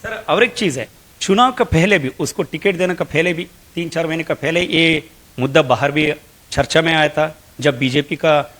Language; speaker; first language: Hindi; non-native, local second language; Kannada